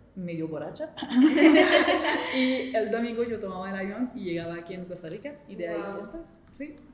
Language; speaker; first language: Spanish; non-native, fluent; English